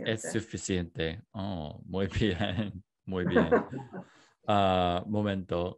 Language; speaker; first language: Spanish; non-native, learner; English